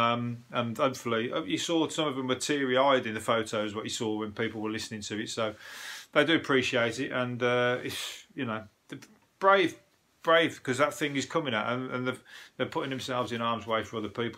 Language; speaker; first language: English; native; English